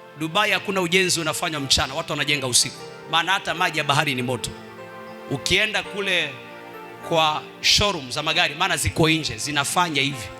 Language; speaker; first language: Swahili; non-native, local second language; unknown